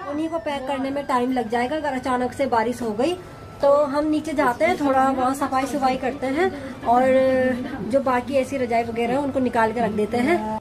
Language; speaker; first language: Hindi; native; Hindi